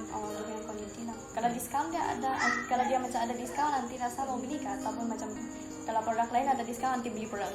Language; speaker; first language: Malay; non-native, local second language; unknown